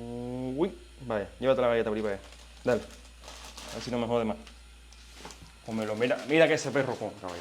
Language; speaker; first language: Spanish; native; Spanish